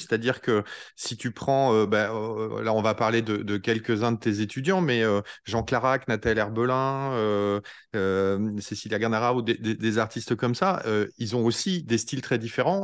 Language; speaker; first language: French; native; French